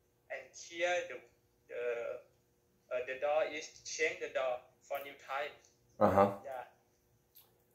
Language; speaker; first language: English; non-native, learner; Thai